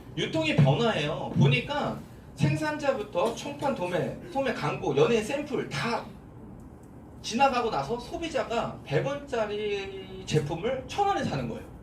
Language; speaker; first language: Korean; native; Korean